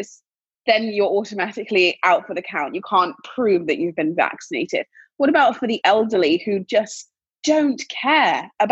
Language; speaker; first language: English; native; English